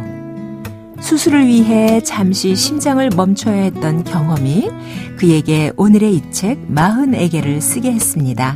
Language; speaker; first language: Korean; native; Korean